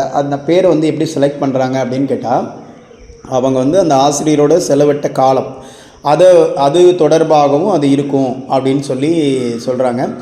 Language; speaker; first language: Tamil; native; Tamil